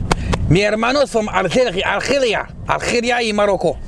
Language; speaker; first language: Spanish; non-native, learner; French